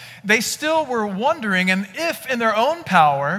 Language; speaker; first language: English; native; English